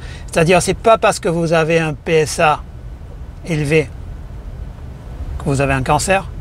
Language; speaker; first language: French; native; French